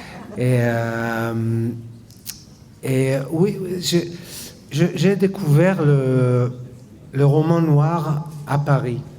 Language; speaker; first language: French; non-native, fluent; Hebrew